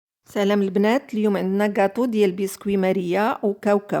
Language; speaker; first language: Arabic; native; Arabic